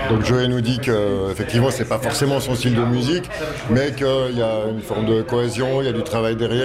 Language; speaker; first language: French; native; French